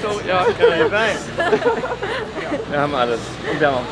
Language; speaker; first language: German; native; German